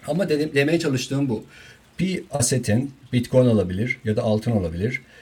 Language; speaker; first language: Turkish; non-native, fluent; Persian